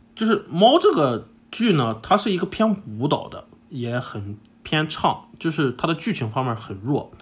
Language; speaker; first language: Chinese; non-native, fluent; English